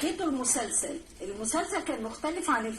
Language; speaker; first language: Arabic; native; Arabic